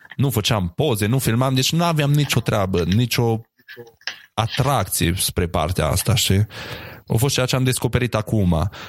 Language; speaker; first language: Romanian; native; Romanian